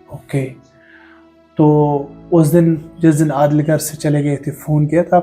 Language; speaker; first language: Hindi; native; Hindi